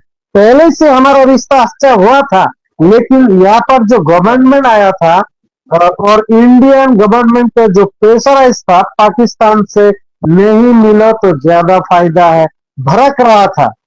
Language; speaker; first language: Hindi; non-native, fluent; Bangla